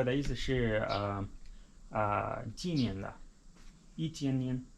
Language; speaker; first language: Chinese; non-native, learner; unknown